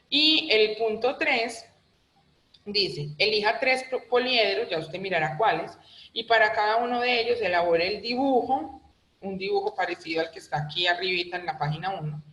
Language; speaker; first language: Spanish; native; Spanish